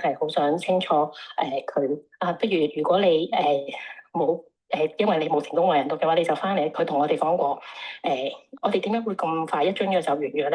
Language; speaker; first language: Cantonese; native; Cantonese